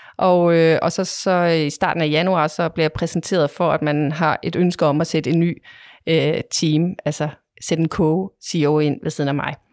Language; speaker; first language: Danish; native; Danish